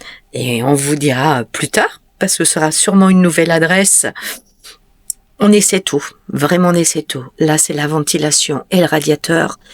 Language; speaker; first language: French; native; French